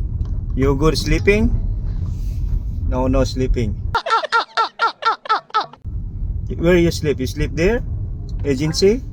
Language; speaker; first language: English; non-native, learner; Nepali